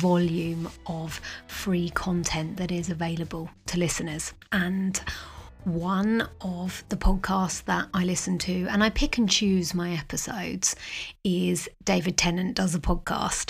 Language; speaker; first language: English; native; English